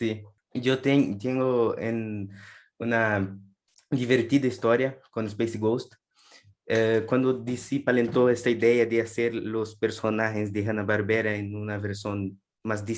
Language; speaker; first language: Spanish; non-native, learner; Portuguese